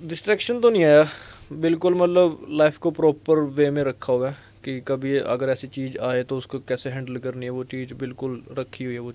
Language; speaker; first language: Hindi; non-native, local second language; Punjabi